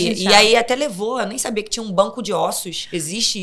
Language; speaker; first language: Portuguese; native; Portuguese